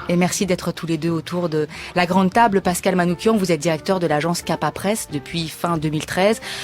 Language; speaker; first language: French; native; French